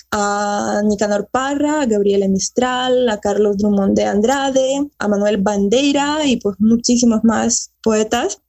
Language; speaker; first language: Spanish; early bilingual, other home language; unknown